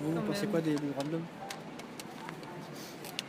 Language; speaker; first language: French; native; French